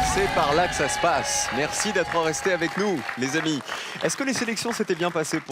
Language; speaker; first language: French; native; French